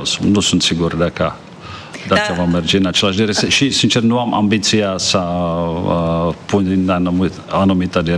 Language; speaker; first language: Romanian; non-native, learner; Czech